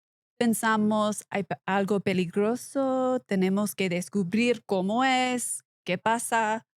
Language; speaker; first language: Spanish; non-native, learner; English